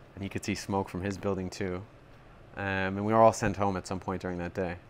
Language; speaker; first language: English; native; English